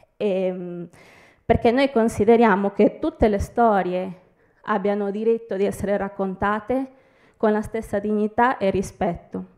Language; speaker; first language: Italian; early bilingual, other home language; Spanish